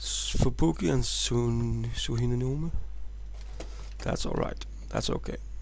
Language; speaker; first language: English; non-native, fluent; Danish